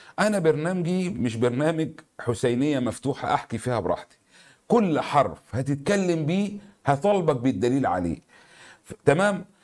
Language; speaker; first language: Arabic; native; Arabic